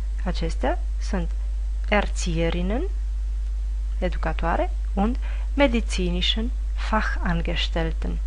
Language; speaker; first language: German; non-native, fluent; Romanian